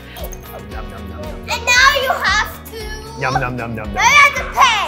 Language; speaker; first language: English; native; English